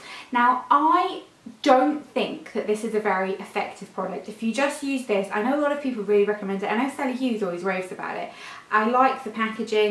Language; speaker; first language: English; native; English